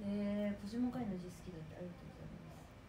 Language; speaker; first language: Japanese; native; Japanese